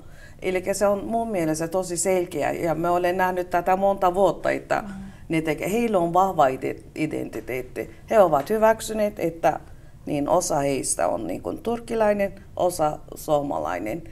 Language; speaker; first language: Finnish; non-native, fluent; Turkish